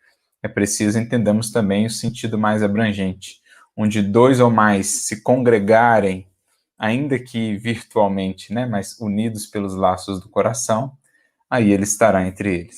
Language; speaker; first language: Portuguese; native; Portuguese